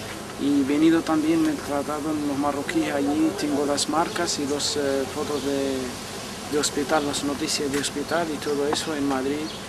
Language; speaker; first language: Spanish; non-native, learner; Arabic